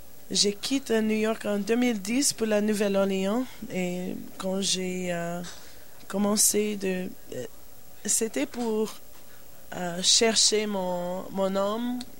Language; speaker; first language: French; non-native, learner; English